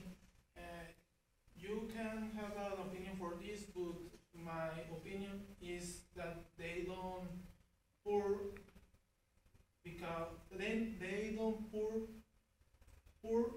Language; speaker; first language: English; non-native, learner; Spanish